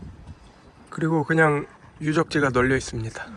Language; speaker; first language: Korean; native; Korean